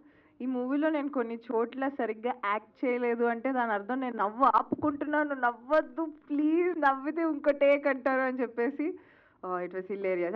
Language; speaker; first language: Telugu; native; Telugu